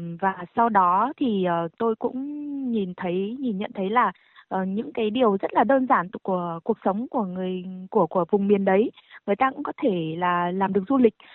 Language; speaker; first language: Vietnamese; non-native, local second language; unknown